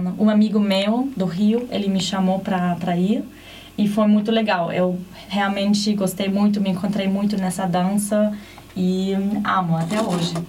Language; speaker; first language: Portuguese; non-native, fluent; German